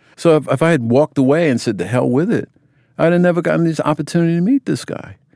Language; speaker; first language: English; native; English